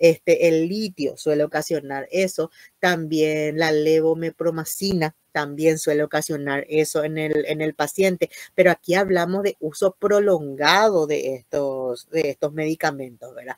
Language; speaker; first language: Spanish; native; Spanish